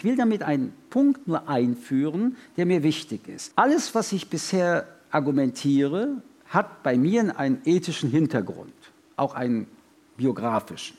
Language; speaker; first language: German; early bilingual, other home language; French